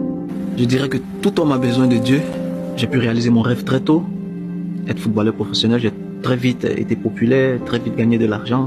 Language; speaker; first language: French; native; French